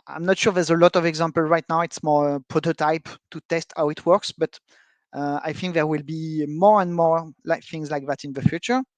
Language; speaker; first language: English; non-native, fluent; French